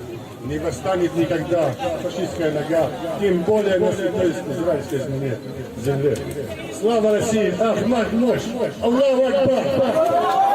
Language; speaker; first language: Russian; native; Russian